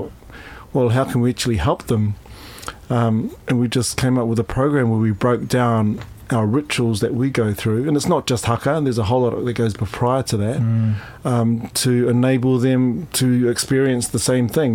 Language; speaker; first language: English; native; English